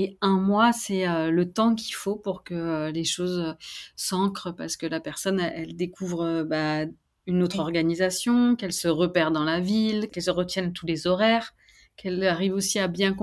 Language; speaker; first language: French; native; French